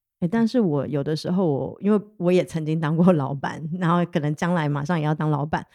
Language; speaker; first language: Chinese; native; Chinese